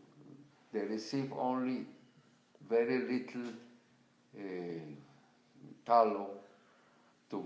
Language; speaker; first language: English; non-native, learner; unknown